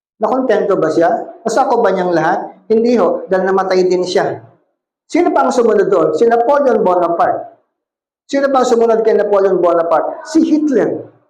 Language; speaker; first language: Filipino; non-native, local second language; Cebuano